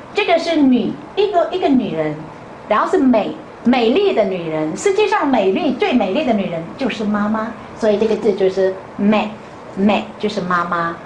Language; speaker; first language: Chinese; non-native, fluent; Vietnamese